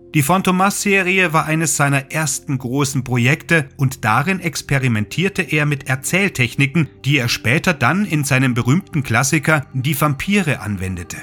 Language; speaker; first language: German; native; German